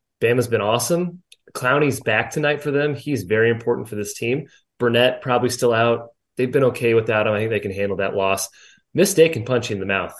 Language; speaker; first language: English; native; English